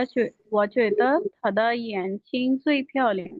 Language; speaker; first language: Chinese; non-native, learner; Urdu